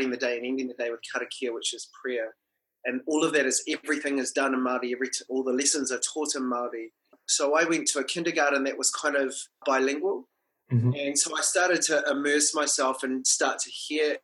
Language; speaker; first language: English; non-native, local second language; Māori